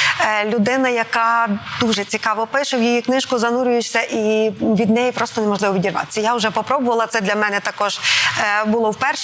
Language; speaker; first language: Ukrainian; native; Ukrainian